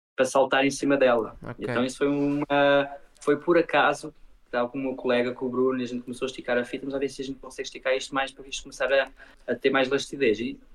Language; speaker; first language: Portuguese; early bilingual, heritage; Portuguese